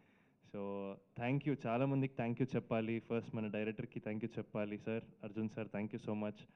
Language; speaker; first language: Telugu; non-native, fluent; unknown